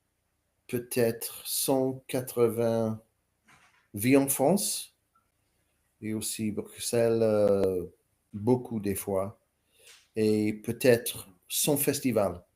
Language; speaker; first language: French; non-native, learner; English